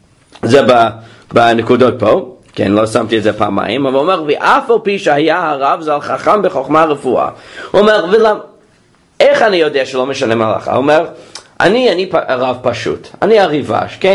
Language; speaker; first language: Hebrew; non-native, fluent; English